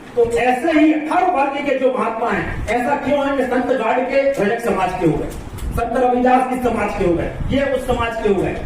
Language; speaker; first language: Hindi; native; Hindi